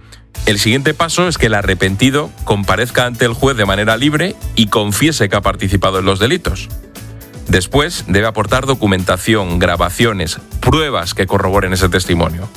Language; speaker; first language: Spanish; native; Spanish